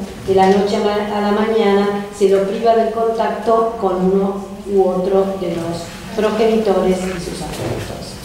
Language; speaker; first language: Spanish; native; Spanish